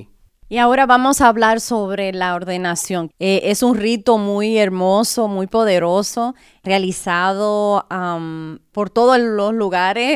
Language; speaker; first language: Spanish; native; Spanish